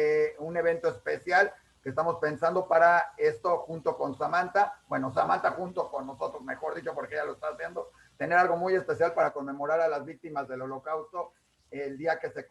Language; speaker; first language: Spanish; native; Spanish